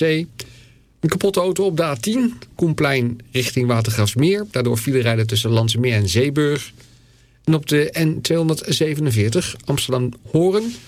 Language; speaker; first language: Dutch; native; Dutch